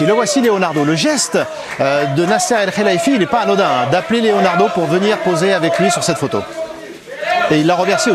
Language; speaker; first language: French; native; French